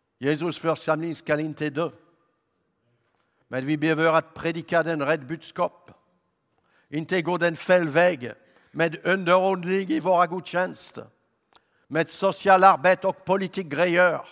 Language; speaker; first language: Swedish; non-native, learner; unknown